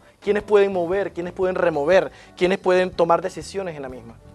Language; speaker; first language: Spanish; native; Spanish